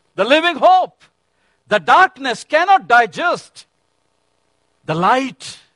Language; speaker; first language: English; non-native, local second language; Urdu